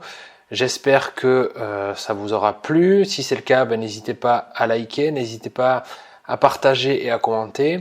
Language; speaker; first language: French; native; French